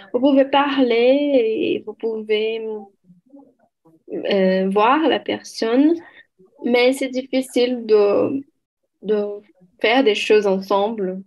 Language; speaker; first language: French; non-native, learner; Portuguese